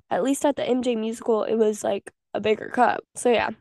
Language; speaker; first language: English; native; English